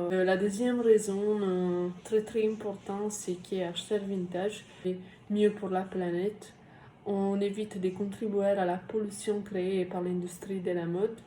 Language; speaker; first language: French; non-native, fluent; Italian